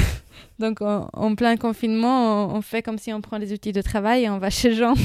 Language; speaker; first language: French; non-native, fluent; Hebrew